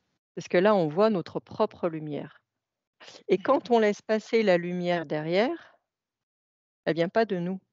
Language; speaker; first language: French; native; French